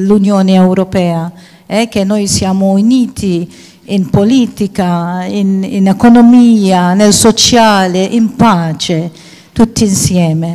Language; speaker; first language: Italian; non-native, fluent; Maltese